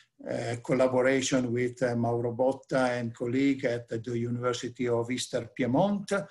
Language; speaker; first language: English; non-native, fluent; Italian